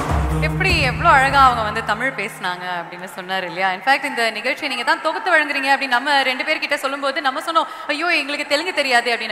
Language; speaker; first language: Tamil; native; Tamil